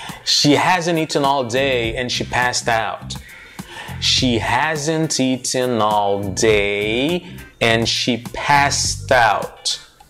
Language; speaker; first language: English; non-native, fluent; Portuguese